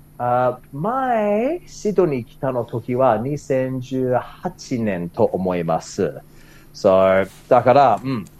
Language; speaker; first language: Japanese; non-native, learner; English